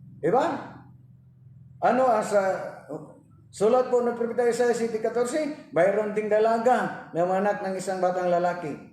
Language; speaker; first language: Filipino; non-native, local second language; Cebuano